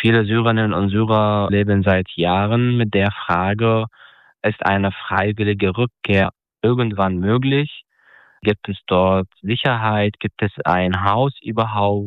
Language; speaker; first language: German; non-native, fluent; Arabic